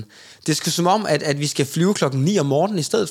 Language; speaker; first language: Danish; native; Danish